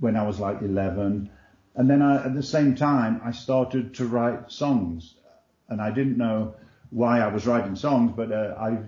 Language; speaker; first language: English; native; English